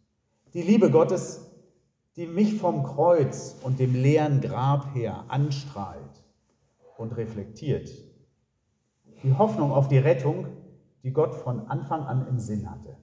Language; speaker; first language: German; native; German